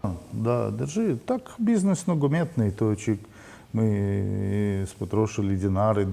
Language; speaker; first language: Slovenian; non-native, learner; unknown